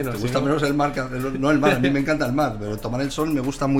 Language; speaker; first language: Spanish; native; Spanish